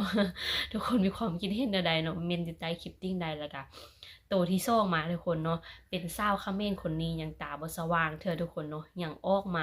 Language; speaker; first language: Thai; non-native, local second language; Lao